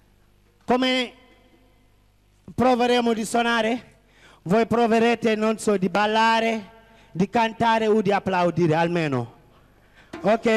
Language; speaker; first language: Italian; non-native, fluent; Wolof